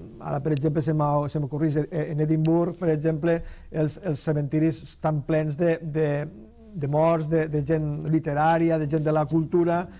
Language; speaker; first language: Catalan; non-native, local second language; Spanish